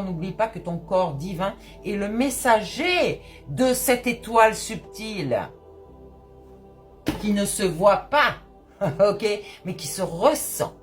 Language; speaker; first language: French; native; French